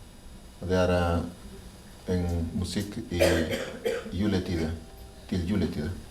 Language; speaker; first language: Swedish; non-native, learner; Spanish